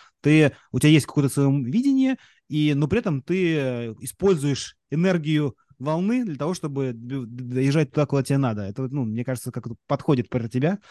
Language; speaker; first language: Russian; native; Russian